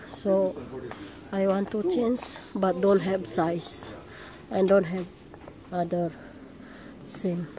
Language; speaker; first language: English; non-native, local second language; Filipino